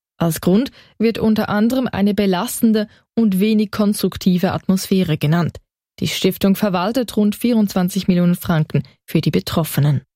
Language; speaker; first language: German; native; German